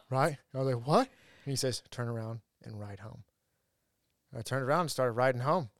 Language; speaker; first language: English; native; English